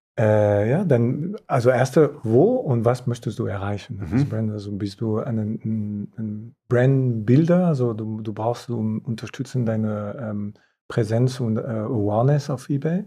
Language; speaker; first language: German; non-native, fluent; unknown